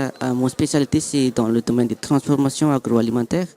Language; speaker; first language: French; non-native, local second language; Malagasy